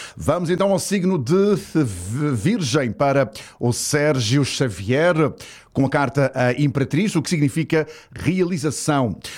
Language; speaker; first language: Portuguese; native; Portuguese